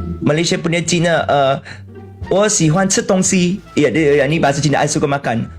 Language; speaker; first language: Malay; non-native, local second language; Chinese